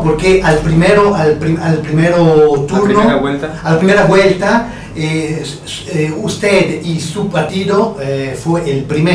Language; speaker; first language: Spanish; non-native, fluent; Italian